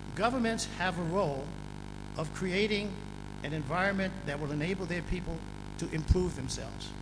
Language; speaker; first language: English; native; English